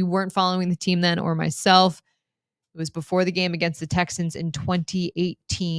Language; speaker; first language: English; native; English